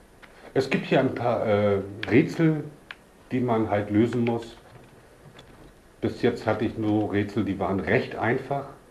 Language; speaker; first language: German; native; German